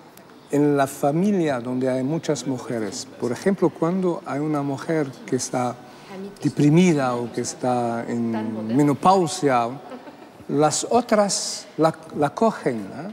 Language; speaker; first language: Spanish; non-native, fluent; Arabic